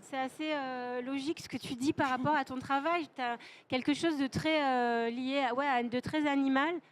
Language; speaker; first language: French; native; French